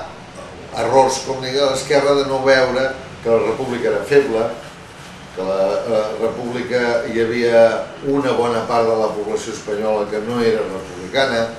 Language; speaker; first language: Catalan; native; Catalan